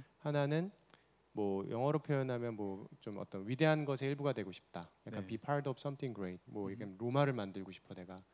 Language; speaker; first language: Korean; native; Korean